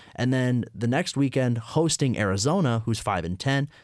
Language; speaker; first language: English; native; English